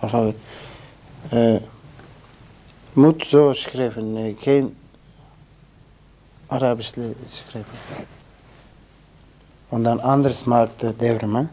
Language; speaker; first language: Dutch; non-native, learner; Turkish